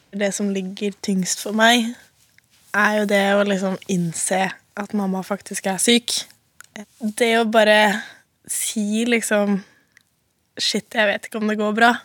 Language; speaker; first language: Norwegian; native; Norwegian